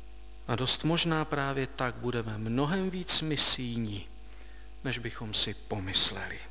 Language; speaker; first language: Czech; native; Czech